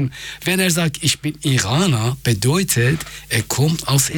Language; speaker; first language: German; non-native, fluent; Persian